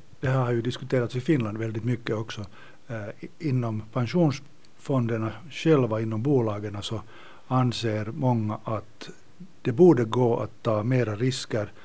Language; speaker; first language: Swedish; native; Swedish